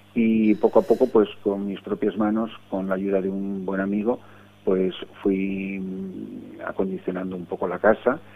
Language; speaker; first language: Spanish; early bilingual, other home language; English